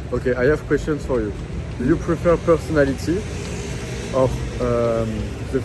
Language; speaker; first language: English; non-native, learner; French